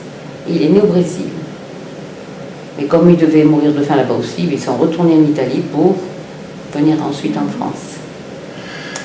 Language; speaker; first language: French; early bilingual, other home language; Italian